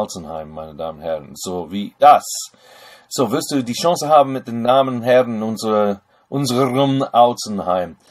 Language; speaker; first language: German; non-native, fluent; English